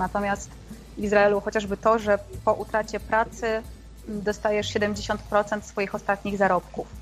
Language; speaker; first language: Polish; native; Polish